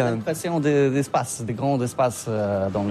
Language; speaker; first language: French; non-native, learner; Polish